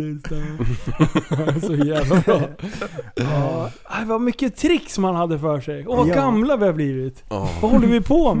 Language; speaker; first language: Swedish; native; Swedish